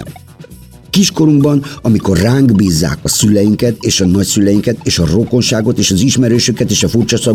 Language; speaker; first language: Hungarian; native; Hungarian